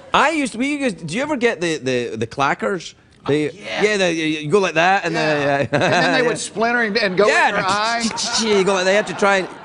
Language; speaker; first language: English; native; English